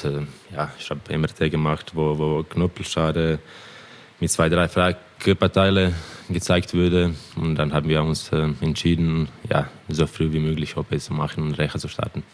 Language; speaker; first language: German; non-native, fluent; Croatian